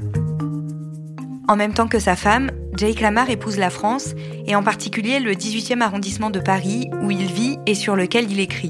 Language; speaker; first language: French; native; French